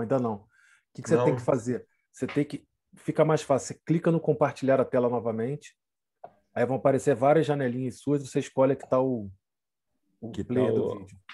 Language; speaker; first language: Portuguese; native; Portuguese